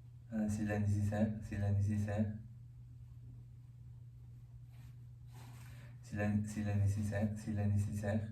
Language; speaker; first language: French; non-native, learner; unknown